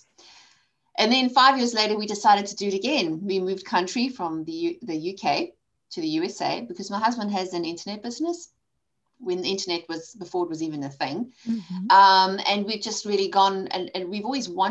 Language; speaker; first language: English; native; English